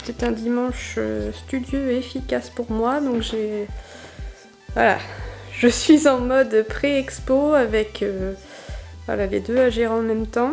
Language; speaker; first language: French; native; French